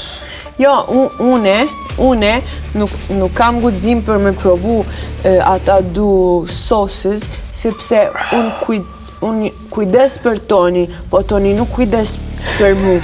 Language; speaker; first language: Albanian; early bilingual, heritage; Albanian